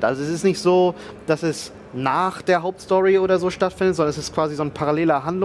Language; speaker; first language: German; native; German